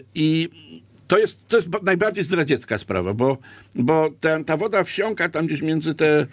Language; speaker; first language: Polish; native; Polish